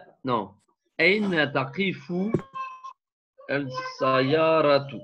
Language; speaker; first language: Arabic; non-native, learner; French